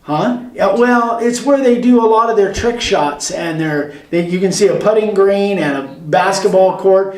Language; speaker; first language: English; native; English